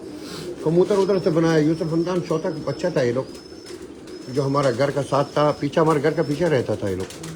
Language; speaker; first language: Hindi; non-native, learner; Arabic